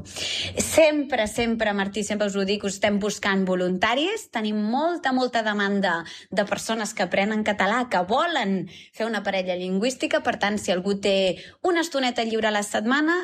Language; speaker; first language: Catalan; native; Catalan